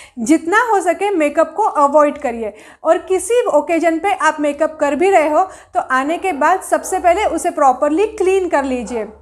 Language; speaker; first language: Hindi; non-native, local second language; Marathi